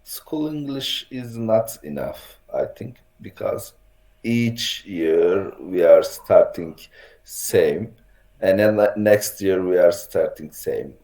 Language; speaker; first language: English; non-native, learner; Turkish